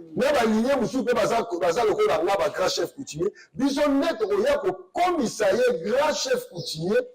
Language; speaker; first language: Lingala; non-native, local second language; Kongo